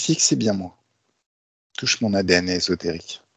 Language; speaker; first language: French; native; French